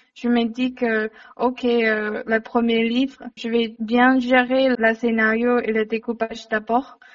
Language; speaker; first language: French; non-native, learner; Chinese